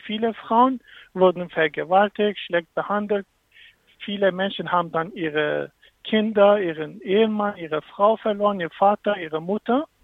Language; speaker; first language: German; non-native, fluent; Kurdish